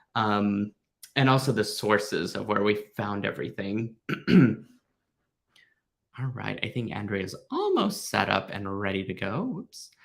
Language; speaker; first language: English; native; English